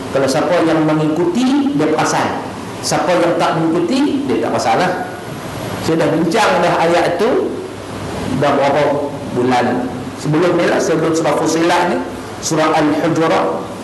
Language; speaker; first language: Malay; native; Malay